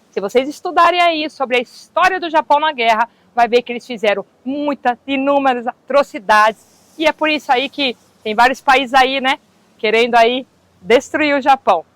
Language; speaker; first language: Portuguese; native; Portuguese